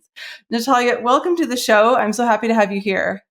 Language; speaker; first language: English; native; English